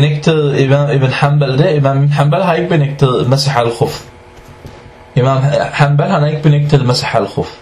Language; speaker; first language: Danish; non-native, fluent; Arabic